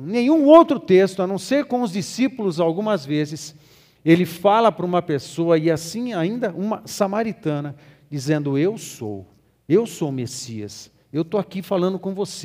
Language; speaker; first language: Portuguese; native; Portuguese